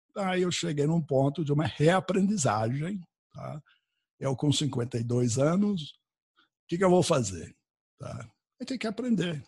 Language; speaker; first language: Portuguese; non-native, fluent; English